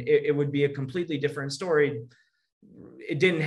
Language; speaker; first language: English; native; English